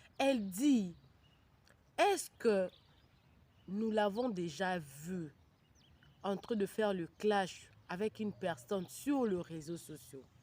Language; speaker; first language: French; non-native, local second language; Lingala